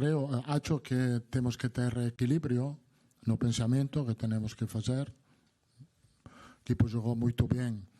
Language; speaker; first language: Portuguese; non-native, learner; Italian